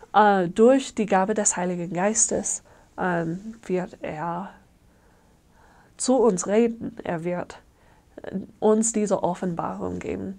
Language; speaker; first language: German; non-native, fluent; English